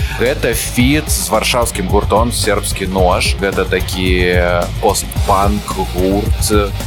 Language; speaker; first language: Belarusian; non-native, local second language; Russian